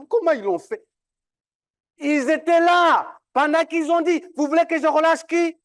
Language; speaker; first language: French; non-native, local second language; Kinyarwanda